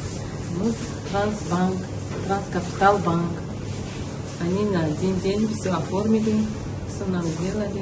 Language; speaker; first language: Russian; non-native, fluent; Tajik